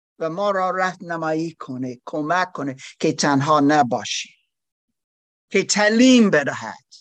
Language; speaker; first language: Persian; non-native, learner; German